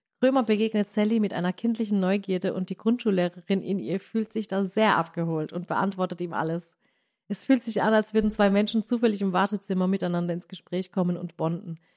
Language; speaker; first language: German; native; German